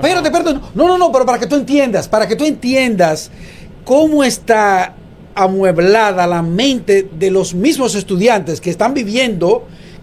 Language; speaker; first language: Spanish; native; Spanish